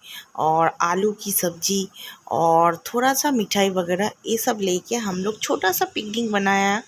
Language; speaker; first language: Hindi; non-native, local second language; Bangla